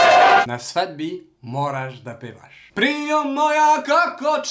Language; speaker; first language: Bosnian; non-native, learner; French